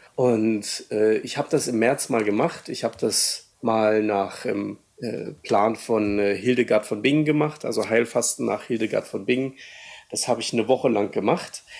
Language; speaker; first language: German; native; German